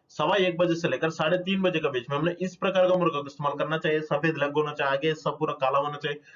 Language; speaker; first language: Hindi; non-native, local second language; Telugu